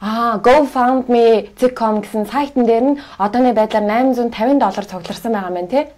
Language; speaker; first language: Mongolian; native; Mongolian